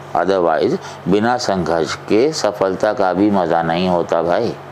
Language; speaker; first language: Hindi; non-native, local second language; Punjabi